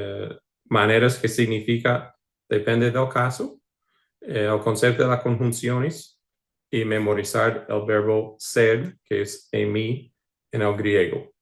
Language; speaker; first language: Spanish; non-native, fluent; English